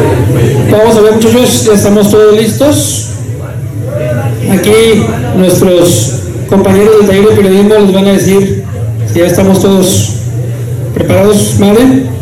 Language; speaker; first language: Spanish; native; Spanish